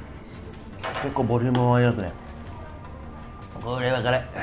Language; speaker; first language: Japanese; native; Japanese